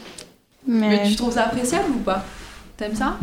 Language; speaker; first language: French; native; French